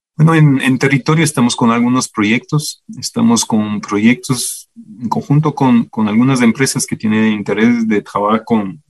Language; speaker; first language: Spanish; non-native, fluent; French